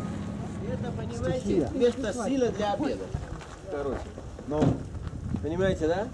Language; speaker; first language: Russian; non-native, learner; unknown